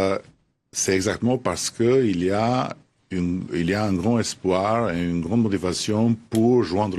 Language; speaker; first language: French; non-native, fluent; Albanian